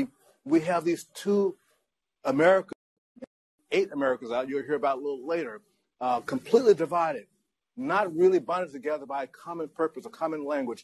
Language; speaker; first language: English; native; English